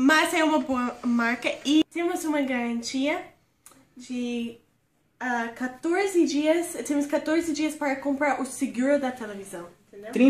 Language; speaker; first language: Portuguese; non-native, learner; English